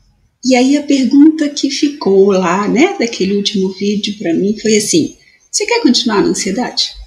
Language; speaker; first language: Portuguese; native; Portuguese